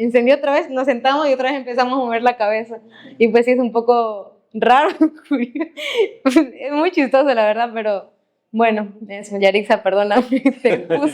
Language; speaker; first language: Spanish; native; Spanish